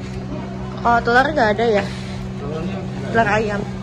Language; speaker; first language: Indonesian; native; Indonesian